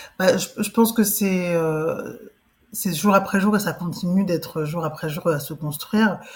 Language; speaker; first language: French; early bilingual, other home language; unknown